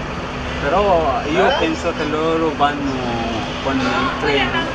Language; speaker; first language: Italian; non-native, learner; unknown